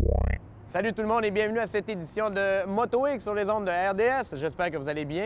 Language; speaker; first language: French; native; French